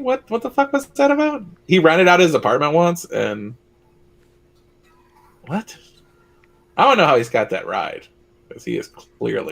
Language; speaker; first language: English; native; English